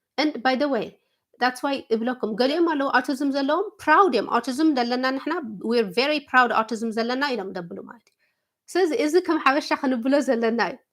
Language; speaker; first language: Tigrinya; early bilingual, heritage; Tigrinya